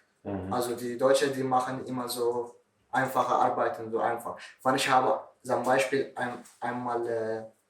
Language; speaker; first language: German; non-native, learner; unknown